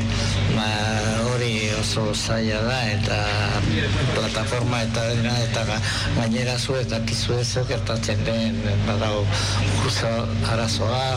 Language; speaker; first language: Basque; non-native, local second language; Spanish